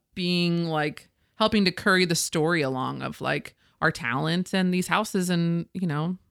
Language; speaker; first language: English; native; English